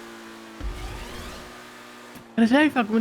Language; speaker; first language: Arabic; native; Arabic